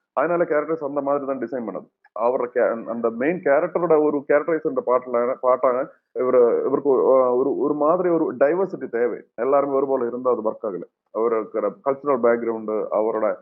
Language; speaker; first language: Tamil; non-native, learner; Malayalam